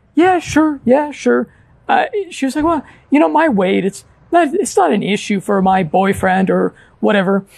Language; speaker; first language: English; native; English